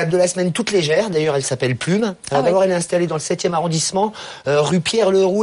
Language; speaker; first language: French; native; French